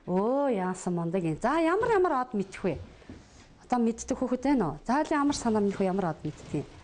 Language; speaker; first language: Mongolian; native; Mongolian